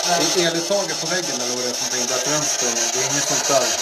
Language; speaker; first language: Swedish; native; Swedish